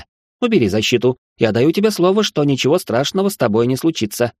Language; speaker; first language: Russian; native; Russian